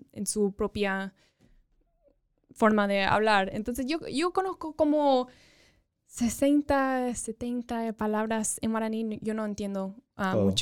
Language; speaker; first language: Spanish; early bilingual, other home language; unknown